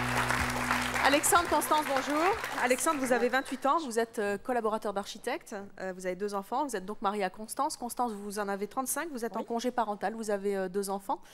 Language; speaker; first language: French; native; French